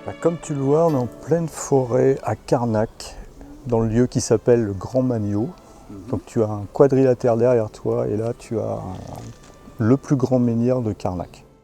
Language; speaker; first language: French; native; French